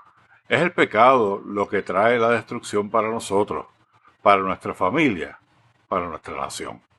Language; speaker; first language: Spanish; native; Spanish